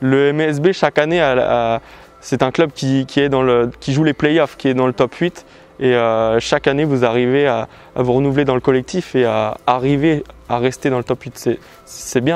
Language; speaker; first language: French; native; French